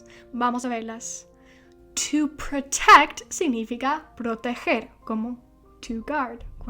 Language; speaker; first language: Spanish; non-native, fluent; English